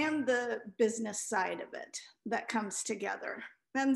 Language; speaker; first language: English; non-native, local second language; Punjabi